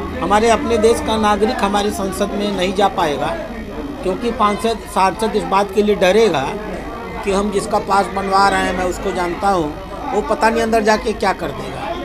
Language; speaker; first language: Hindi; native; Hindi